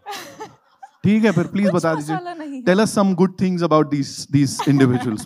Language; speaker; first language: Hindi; native; Hindi